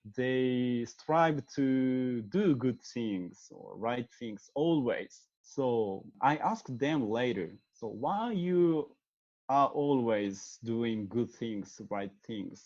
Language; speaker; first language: English; non-native, learner; Japanese